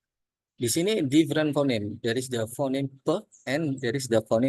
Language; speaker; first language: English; non-native, learner; Indonesian